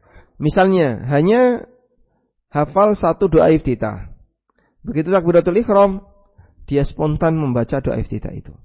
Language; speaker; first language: Indonesian; native; Indonesian